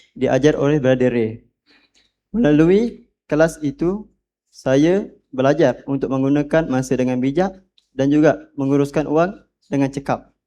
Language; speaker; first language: Malay; non-native, local second language; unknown